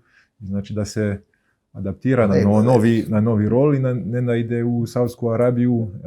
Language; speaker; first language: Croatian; early bilingual, heritage; Croatian